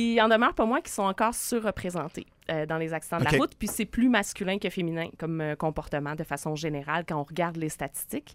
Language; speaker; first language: French; native; French